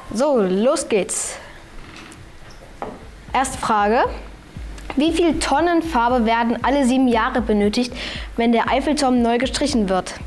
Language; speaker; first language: German; native; German